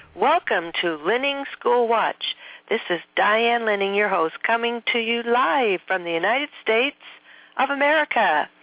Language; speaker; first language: English; native; English